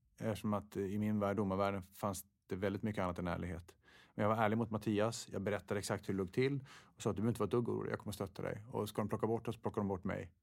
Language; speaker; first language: Swedish; native; Swedish